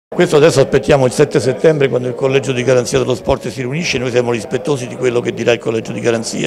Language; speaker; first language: Italian; native; Italian